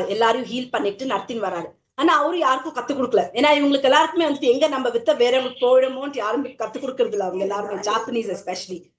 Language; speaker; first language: Tamil; native; Tamil